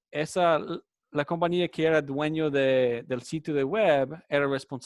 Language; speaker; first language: Spanish; non-native, fluent; English